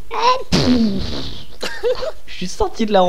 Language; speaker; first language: French; native; French